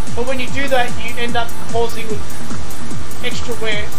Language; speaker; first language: English; native; English